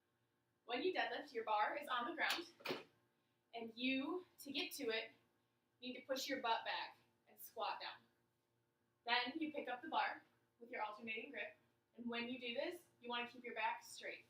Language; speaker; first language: English; native; English